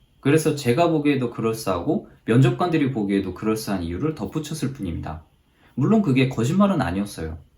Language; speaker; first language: Korean; native; Korean